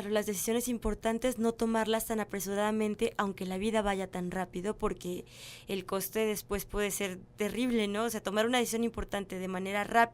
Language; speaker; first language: Spanish; native; Spanish